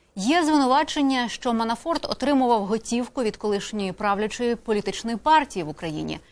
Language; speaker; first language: Ukrainian; native; Ukrainian